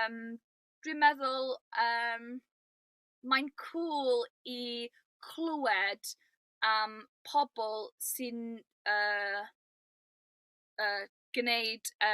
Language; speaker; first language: Welsh; non-native, local second language; English